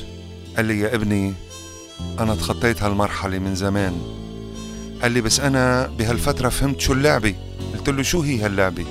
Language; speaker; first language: Arabic; native; Arabic